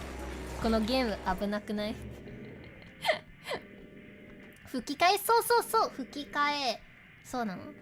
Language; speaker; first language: Japanese; non-native, learner; English